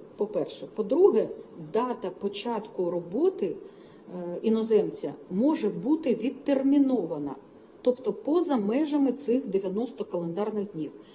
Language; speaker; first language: Ukrainian; native; Ukrainian